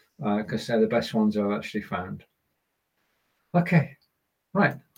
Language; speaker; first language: English; native; English